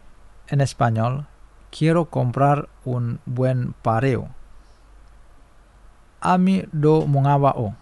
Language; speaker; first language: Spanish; non-native, fluent; Indonesian